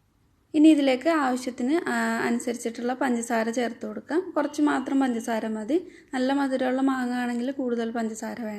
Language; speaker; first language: Malayalam; native; Malayalam